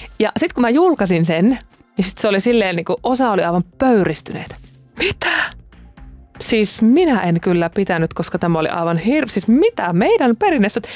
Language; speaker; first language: Finnish; native; Finnish